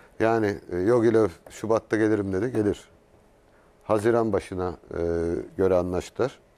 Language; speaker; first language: Turkish; native; Turkish